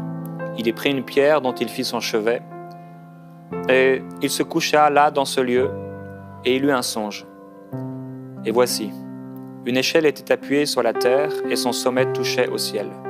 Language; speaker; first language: French; non-native, local second language; Haitian Creole